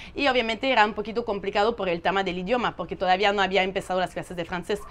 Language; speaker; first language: Spanish; non-native, fluent; French